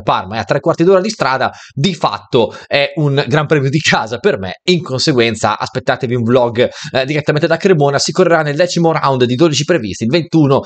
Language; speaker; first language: Italian; native; Italian